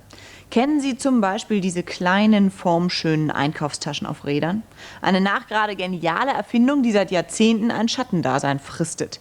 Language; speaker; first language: German; native; German